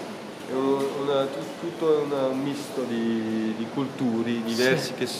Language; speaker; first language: Italian; non-native, fluent; French